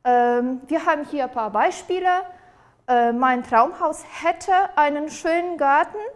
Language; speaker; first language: German; non-native, fluent; Polish